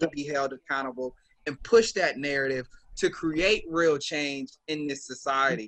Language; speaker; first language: English; native; English